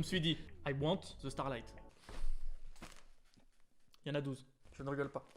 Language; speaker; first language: French; native; French